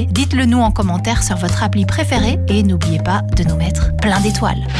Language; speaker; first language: French; native; French